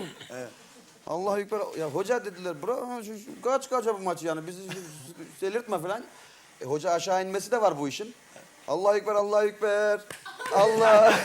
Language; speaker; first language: Turkish; native; Turkish